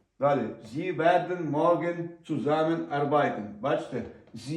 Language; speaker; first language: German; non-native, learner; Ukrainian